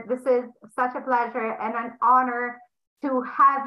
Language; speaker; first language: English; non-native, fluent; Romanian